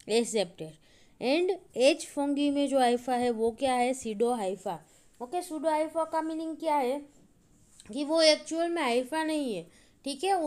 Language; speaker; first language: Hindi; non-native, local second language; Gujarati